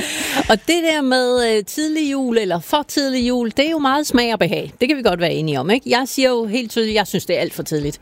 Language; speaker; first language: Danish; native; Danish